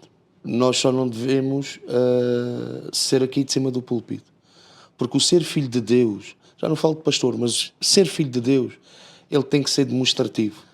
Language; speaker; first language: Portuguese; native; Portuguese